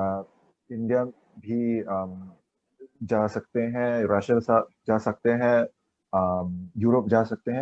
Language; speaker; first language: Hindi; non-native, learner; Chinese